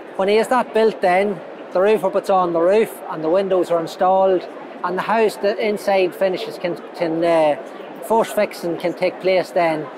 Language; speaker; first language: English; native; English